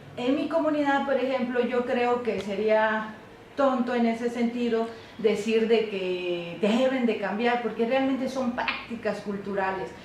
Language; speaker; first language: Spanish; non-native, local second language; Zapotec